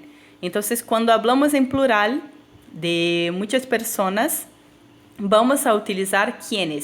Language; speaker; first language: Spanish; non-native, fluent; Portuguese